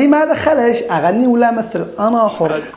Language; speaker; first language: Arabic; native; Arabic